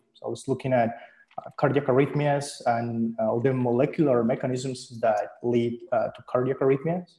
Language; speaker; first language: English; non-native, fluent; Spanish